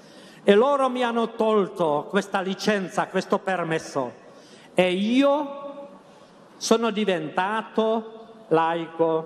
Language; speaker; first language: Italian; non-native, fluent; Czech